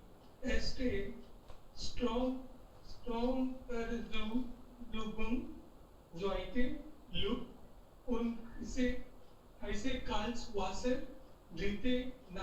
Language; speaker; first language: German; non-native, learner; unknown